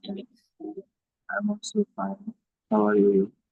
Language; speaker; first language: English; non-native, learner; Bangla